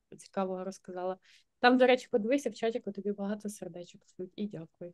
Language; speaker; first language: Ukrainian; native; Ukrainian